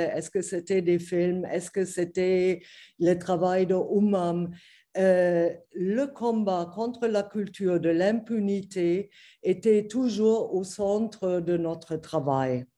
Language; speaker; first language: French; non-native, fluent; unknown